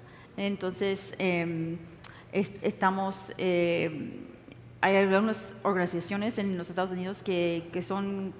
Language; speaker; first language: Spanish; early bilingual, heritage; English